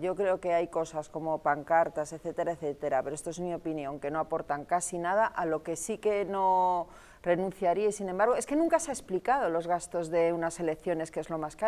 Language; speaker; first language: Spanish; native; Spanish